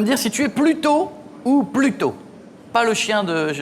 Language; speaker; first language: French; native; French